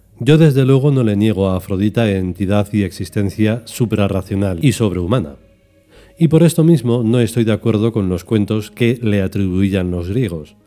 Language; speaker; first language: Spanish; native; Spanish